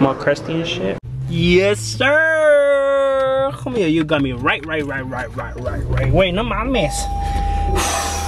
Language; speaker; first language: English; early bilingual, other home language; Spanish